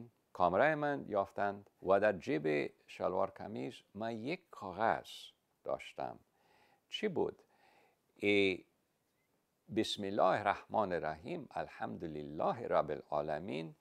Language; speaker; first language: Persian; non-native, fluent; English